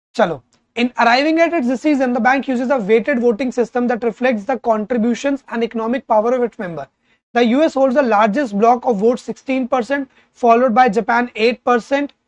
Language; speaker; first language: Hindi; native; Hindi